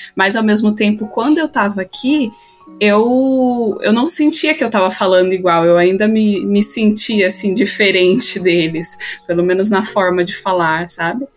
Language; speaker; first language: Portuguese; native; Portuguese